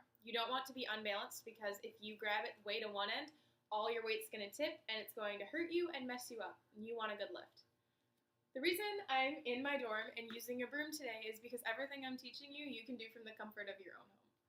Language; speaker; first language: English; native; English